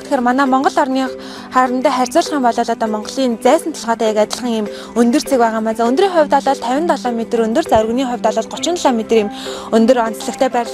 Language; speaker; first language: Mongolian; native; Mongolian